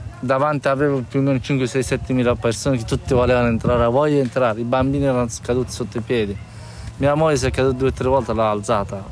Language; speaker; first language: Italian; non-native, fluent; Persian